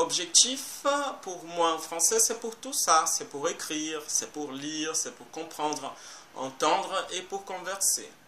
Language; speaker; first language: French; non-native, fluent; Portuguese